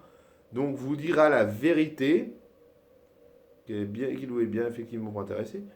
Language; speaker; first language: French; native; French